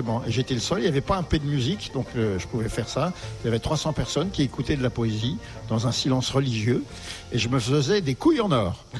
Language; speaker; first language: French; native; French